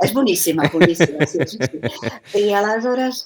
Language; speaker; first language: Catalan; non-native, fluent; Czech